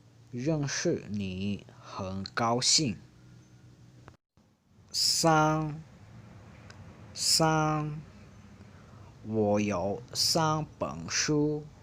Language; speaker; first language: Chinese; non-native, fluent; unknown